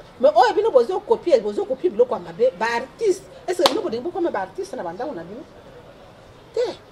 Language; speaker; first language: Lingala; non-native, local second language; Luba-Lulua